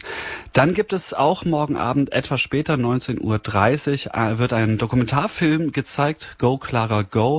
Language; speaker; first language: German; native; German